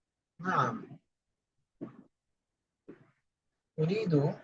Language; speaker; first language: Arabic; non-native, fluent; Bangla